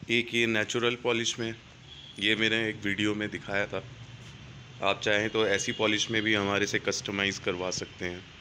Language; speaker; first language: Hindi; native; Hindi